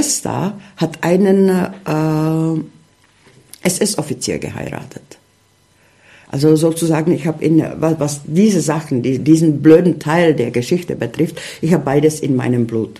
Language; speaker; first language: German; non-native, fluent; Czech